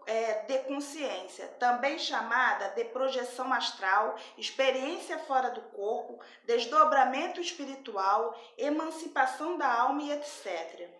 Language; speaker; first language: Portuguese; native; Portuguese